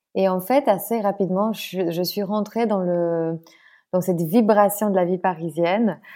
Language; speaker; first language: French; non-native, fluent; Polish